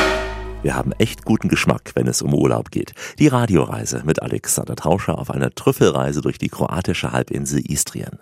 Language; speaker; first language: German; native; German